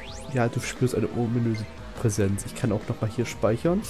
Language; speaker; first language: German; native; German